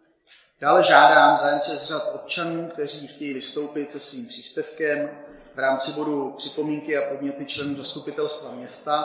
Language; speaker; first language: Czech; native; Czech